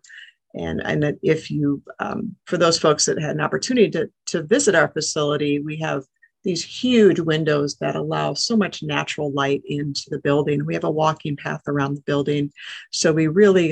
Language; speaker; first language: English; native; English